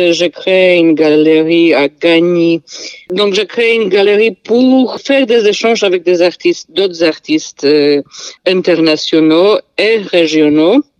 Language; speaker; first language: French; non-native, fluent; Polish